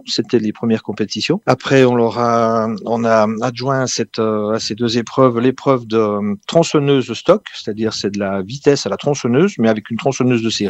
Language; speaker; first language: French; native; French